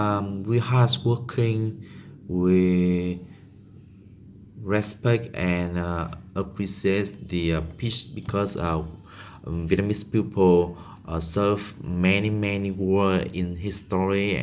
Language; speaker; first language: English; non-native, learner; Vietnamese